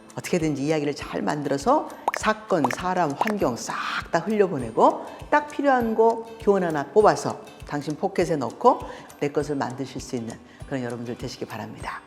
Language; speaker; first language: Korean; early bilingual, heritage; Korean